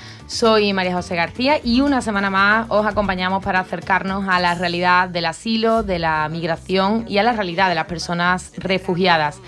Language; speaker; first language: Spanish; native; Spanish